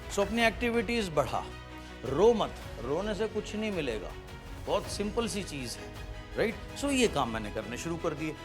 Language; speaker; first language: Hindi; native; Hindi